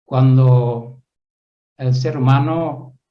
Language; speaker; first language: Spanish; non-native, fluent; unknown